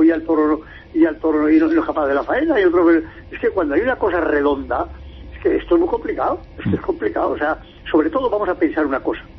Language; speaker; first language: Spanish; native; Spanish